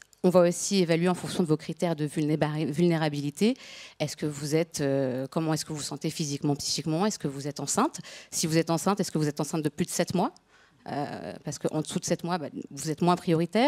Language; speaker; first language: French; native; French